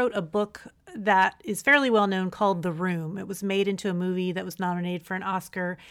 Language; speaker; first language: English; native; English